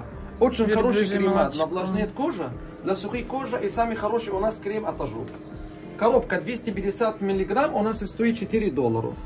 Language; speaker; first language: Russian; non-native, learner; Arabic